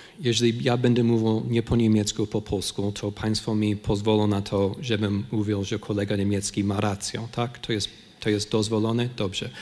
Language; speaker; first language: Polish; non-native, fluent; English